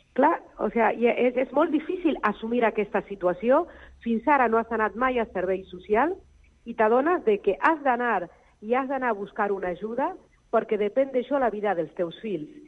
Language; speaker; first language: Catalan; non-native, fluent; Spanish